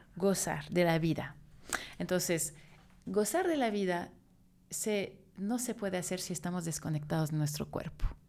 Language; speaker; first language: Spanish; non-native, fluent; French